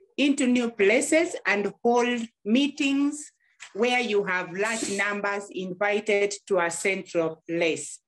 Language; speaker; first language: English; non-native, local second language; Gusii